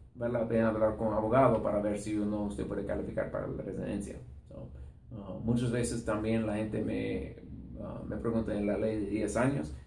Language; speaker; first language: Spanish; non-native, fluent; English